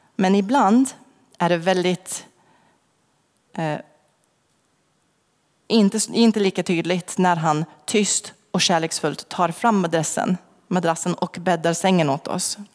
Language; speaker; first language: Swedish; non-native, fluent; English